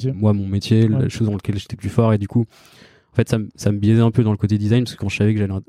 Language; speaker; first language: French; native; French